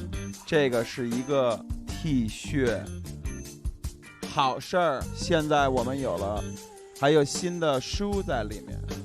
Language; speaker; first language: Chinese; non-native, learner; English